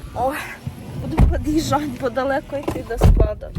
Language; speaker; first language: Ukrainian; non-native, local second language; Russian